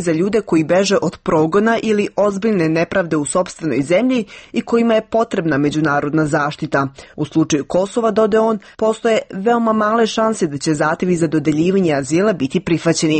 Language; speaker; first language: Bosnian; native; Bosnian